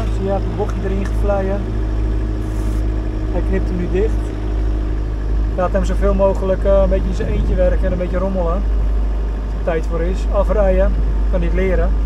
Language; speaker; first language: Dutch; native; Dutch